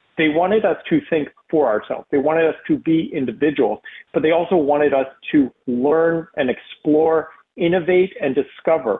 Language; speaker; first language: English; native; English